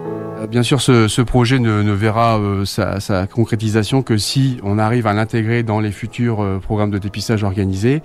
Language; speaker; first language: French; native; French